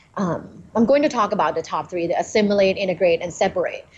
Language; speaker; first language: English; non-native, fluent; Thai